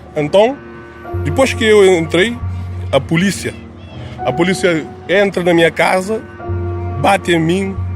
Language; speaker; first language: Portuguese; non-native, local second language; Kabuverdianu